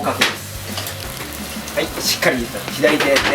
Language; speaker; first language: Japanese; native; Japanese